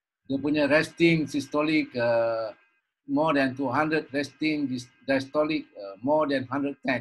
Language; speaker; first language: English; non-native, local second language; Malay